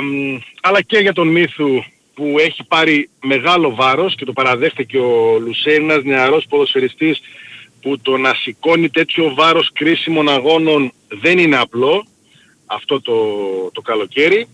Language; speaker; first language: Greek; native; Greek